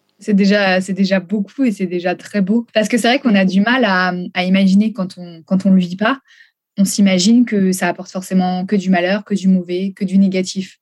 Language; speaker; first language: French; native; French